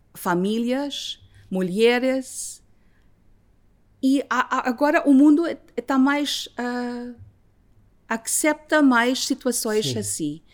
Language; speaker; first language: Portuguese; non-native, learner; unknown